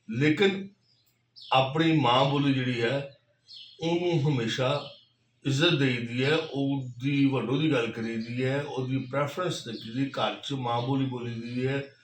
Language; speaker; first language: Punjabi; native; Punjabi